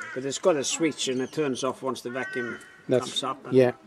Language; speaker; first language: English; non-native, fluent; Norwegian